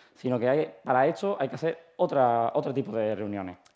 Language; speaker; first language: Spanish; native; Spanish